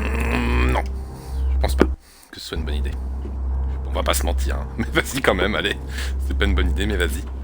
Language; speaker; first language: French; native; French